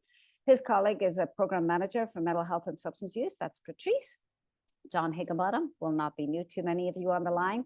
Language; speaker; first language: English; native; English